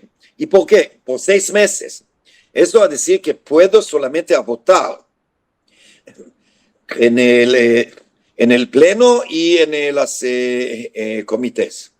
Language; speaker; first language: Spanish; non-native, fluent; Hebrew